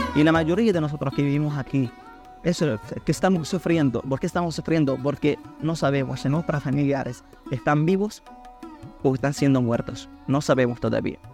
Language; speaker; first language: Spanish; non-native, fluent; Arabic